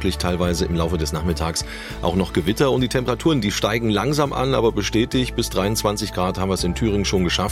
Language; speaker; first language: German; native; German